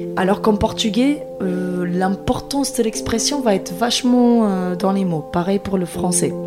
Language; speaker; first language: French; non-native, fluent; Portuguese